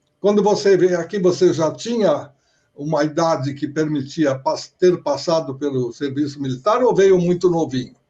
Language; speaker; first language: Portuguese; native; Portuguese